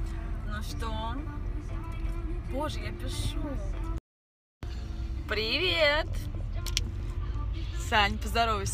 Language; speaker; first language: Russian; native; Russian